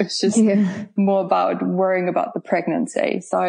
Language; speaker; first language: English; non-native, fluent; German